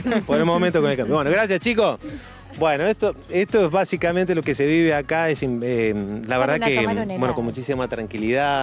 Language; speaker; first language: Spanish; native; Spanish